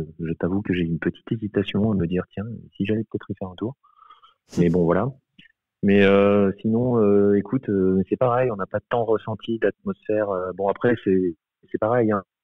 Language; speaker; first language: French; native; French